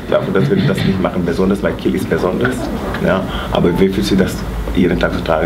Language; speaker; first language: German; non-native, learner; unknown